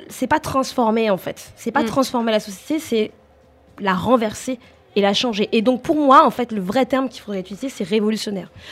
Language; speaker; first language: French; native; French